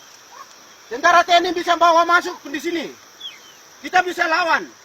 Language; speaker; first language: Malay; non-native, local second language; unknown